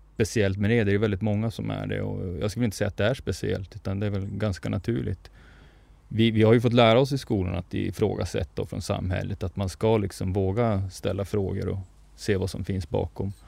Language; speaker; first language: Swedish; native; Swedish